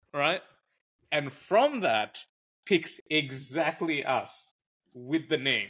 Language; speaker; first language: English; native; English